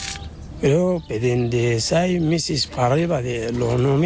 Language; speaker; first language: Spanish; non-native, learner; Arabic